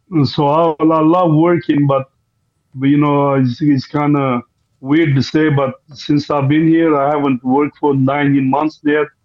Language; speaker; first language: English; non-native, fluent; Armenian